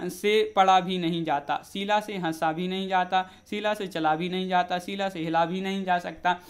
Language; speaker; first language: Hindi; native; Hindi